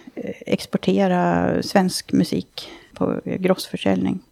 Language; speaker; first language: Swedish; native; Swedish